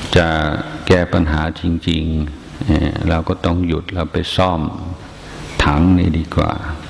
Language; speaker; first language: Thai; non-native, fluent; English